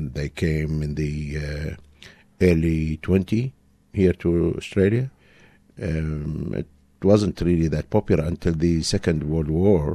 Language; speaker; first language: English; non-native, fluent; Arabic